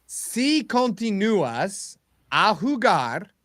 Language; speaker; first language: Spanish; non-native, learner; English